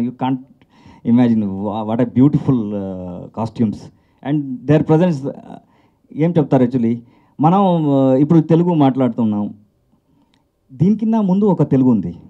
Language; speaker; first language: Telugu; non-native, learner; Kannada